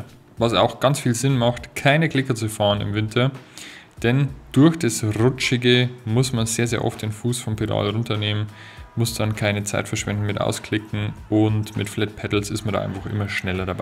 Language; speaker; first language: German; native; German